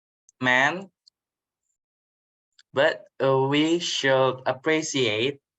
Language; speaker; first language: English; non-native, learner; Indonesian